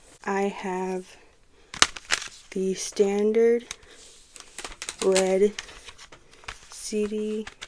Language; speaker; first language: English; native; English